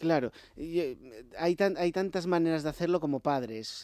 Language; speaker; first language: Spanish; native; Spanish